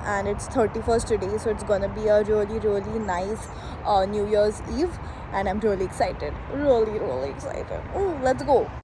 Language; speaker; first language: English; non-native, local second language; Hindi